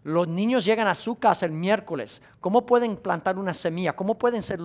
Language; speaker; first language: Spanish; native; Spanish